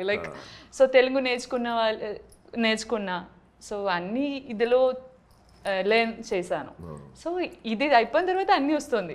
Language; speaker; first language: Telugu; non-native, learner; Malayalam